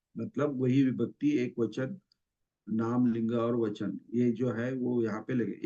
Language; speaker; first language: Hindi; non-native, local second language; Marathi